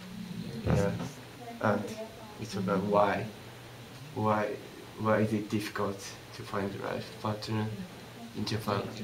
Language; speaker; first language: English; non-native, learner; Japanese